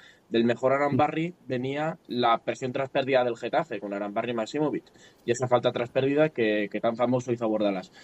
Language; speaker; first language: Spanish; native; Spanish